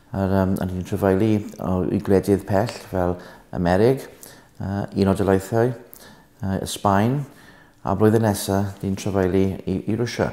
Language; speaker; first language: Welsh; non-native, local second language; English